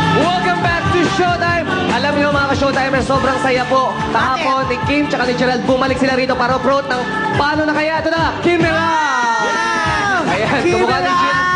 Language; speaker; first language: Filipino; native; Filipino